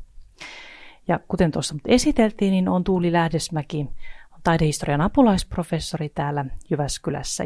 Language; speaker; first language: Finnish; native; Finnish